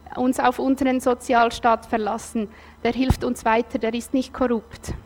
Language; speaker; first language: German; native; German